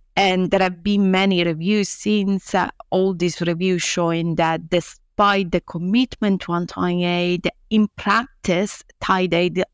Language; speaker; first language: English; non-native, fluent; Italian